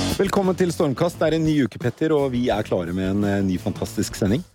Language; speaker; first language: Norwegian; native; Norwegian